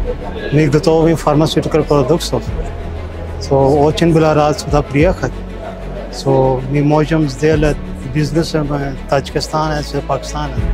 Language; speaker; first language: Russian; non-native, learner; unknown